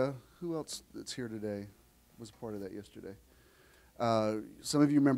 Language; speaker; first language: English; native; English